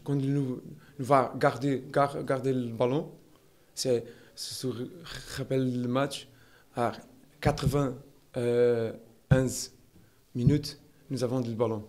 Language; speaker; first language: French; non-native, learner; Portuguese